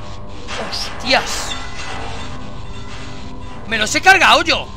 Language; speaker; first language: Spanish; native; Spanish